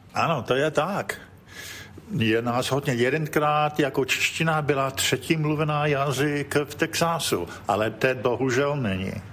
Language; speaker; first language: Czech; early bilingual, heritage; English